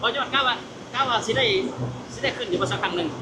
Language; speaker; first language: Thai; non-native, local second language; Lao